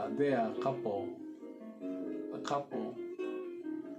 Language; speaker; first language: English; non-native, learner; Thai